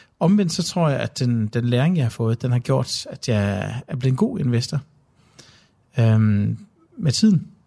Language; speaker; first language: Danish; native; Danish